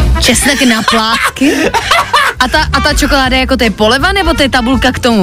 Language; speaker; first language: Czech; native; Czech